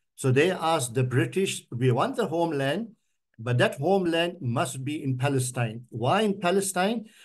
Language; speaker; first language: English; native; English